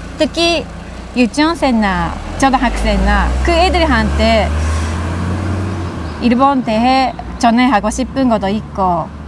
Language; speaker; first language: Korean; non-native, fluent; Japanese